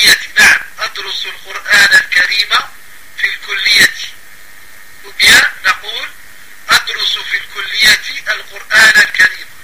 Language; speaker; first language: Arabic; non-native, fluent; French